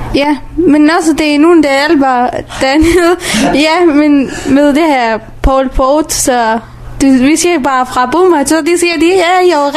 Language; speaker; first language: Danish; early bilingual, other home language; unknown